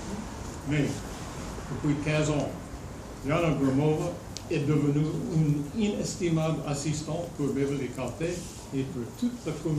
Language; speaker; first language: French; non-native, fluent; English